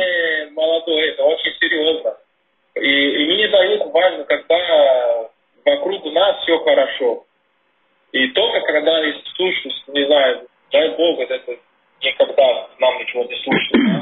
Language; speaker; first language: Russian; non-native, fluent; Portuguese